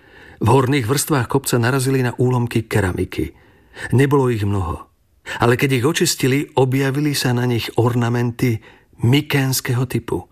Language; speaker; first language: Slovak; native; Slovak